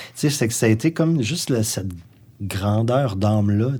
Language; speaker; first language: French; native; French